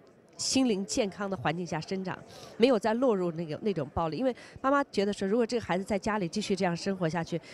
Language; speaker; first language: Chinese; native; Chinese